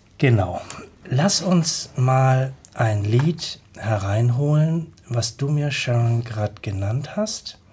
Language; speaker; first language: German; native; German